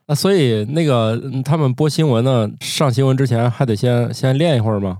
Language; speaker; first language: Chinese; native; Chinese